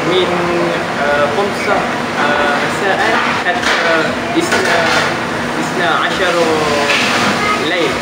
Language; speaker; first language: Arabic; non-native, learner; Malay